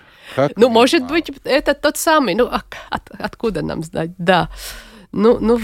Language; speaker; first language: Russian; non-native, local second language; Latvian